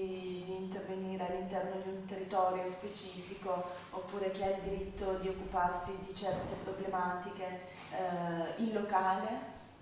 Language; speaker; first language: Italian; native; Italian